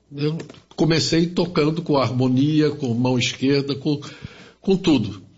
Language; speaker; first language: Portuguese; early bilingual, other home language; German